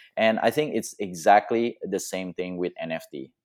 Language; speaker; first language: English; non-native, fluent; Indonesian